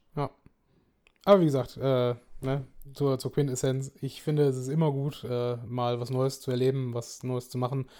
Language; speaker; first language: German; native; German